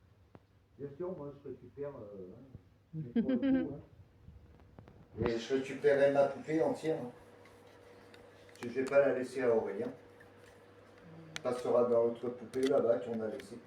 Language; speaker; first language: French; native; French